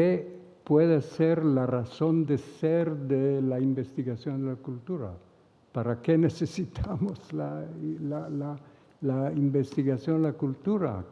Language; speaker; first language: Spanish; non-native, fluent; Hebrew